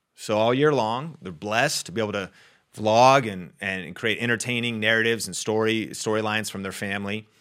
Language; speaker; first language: English; native; English